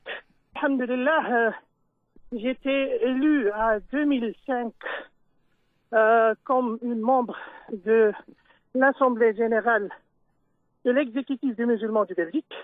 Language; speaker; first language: French; non-native, local second language; Dutch